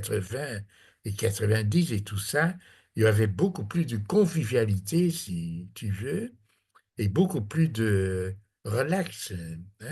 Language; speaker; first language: French; non-native, fluent; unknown